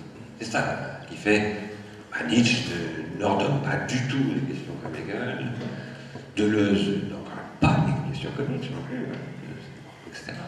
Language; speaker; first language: French; native; French